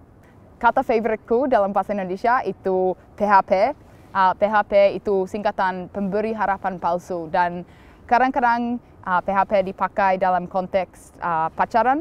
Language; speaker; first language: Indonesian; non-native, fluent; English